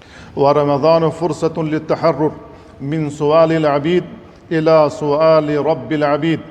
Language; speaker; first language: Arabic; non-native, fluent; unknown